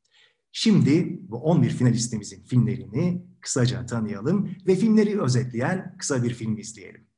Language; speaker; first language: Turkish; native; Turkish